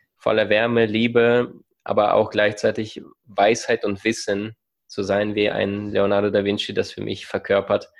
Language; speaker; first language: German; early bilingual, other home language; Russian